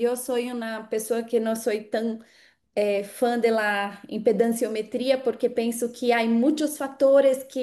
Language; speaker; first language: Portuguese; non-native, fluent; Spanish